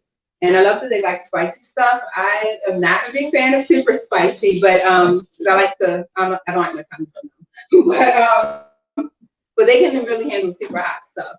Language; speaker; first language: English; native; English